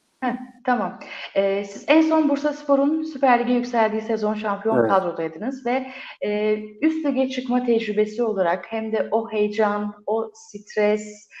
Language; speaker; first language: Turkish; native; Turkish